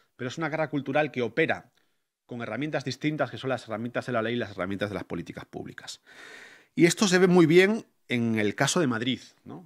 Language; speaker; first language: Spanish; native; Spanish